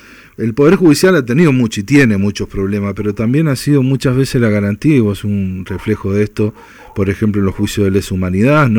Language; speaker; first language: Spanish; native; Spanish